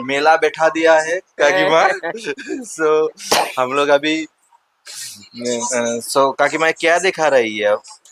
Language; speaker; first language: Hindi; non-native, local second language; Bangla